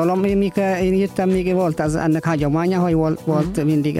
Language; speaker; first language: Hungarian; non-native, fluent; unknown